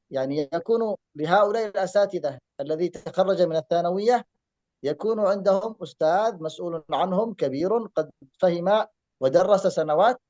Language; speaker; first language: Arabic; native; Arabic